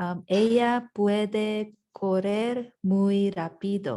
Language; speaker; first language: Spanish; non-native, learner; English